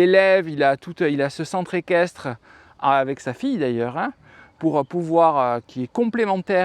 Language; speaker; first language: French; native; French